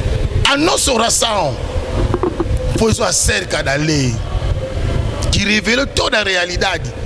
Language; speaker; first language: Portuguese; non-native, learner; Lingala